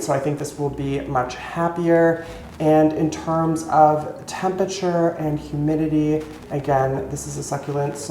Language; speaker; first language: English; native; English